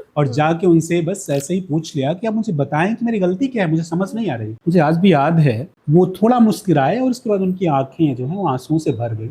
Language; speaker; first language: Hindi; native; Hindi